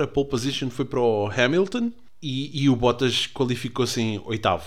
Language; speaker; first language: Portuguese; native; Portuguese